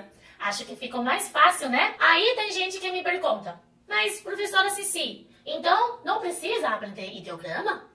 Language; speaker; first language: Portuguese; non-native, fluent; Chinese